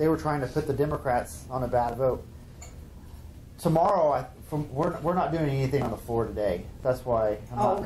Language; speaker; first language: English; native; English